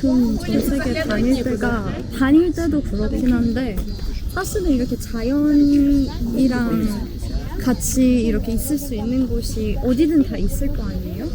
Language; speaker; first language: Korean; non-native, fluent; Persian